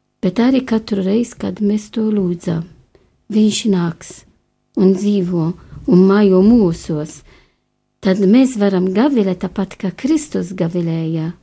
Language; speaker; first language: Latvian; non-native, fluent; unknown